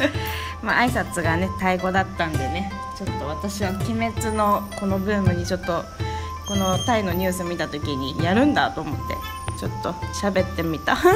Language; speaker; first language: Japanese; native; Japanese